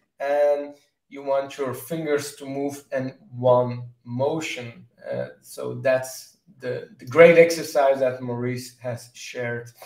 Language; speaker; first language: English; non-native, fluent; Dutch